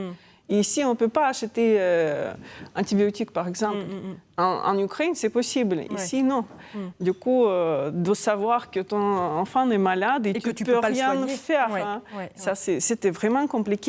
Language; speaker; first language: French; non-native, fluent; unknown